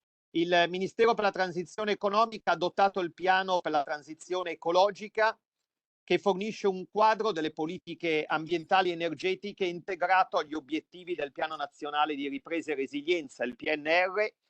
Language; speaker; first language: Italian; native; Italian